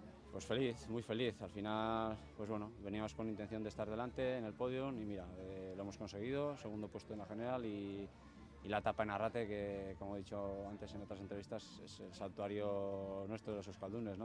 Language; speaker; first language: Spanish; non-native, local second language; Basque